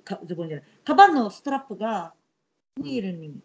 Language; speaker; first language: Japanese; non-native, learner; English